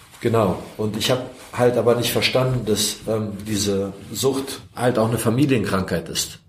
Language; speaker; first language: German; early bilingual, other home language; Croatian